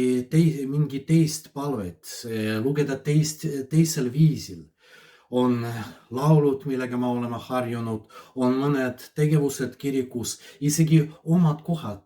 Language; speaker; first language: Estonian; non-native, fluent; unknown